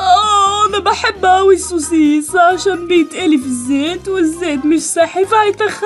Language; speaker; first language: Arabic; native; Arabic